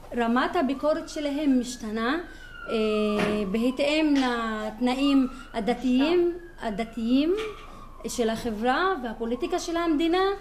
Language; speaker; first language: Hebrew; non-native, local second language; Arabic